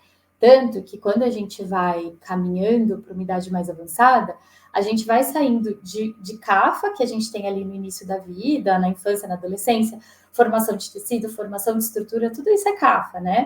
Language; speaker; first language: Portuguese; native; Portuguese